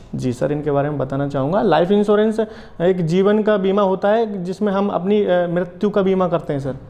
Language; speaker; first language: Hindi; native; Hindi